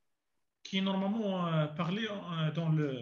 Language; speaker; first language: French; non-native, learner; Arabic